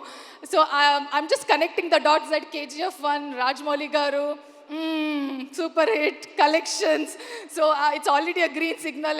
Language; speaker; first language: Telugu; non-native, learner; Kannada